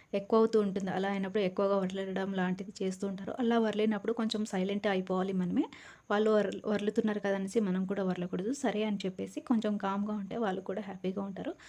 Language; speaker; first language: Telugu; native; Telugu